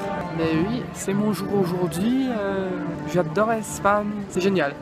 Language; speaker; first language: French; non-native, fluent; English